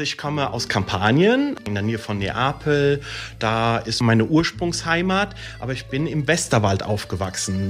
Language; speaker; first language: German; early bilingual, other home language; Italian